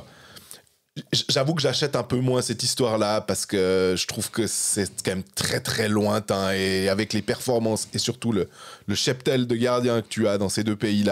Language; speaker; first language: French; native; French